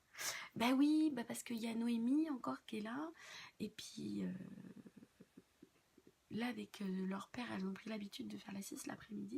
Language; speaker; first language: French; native; French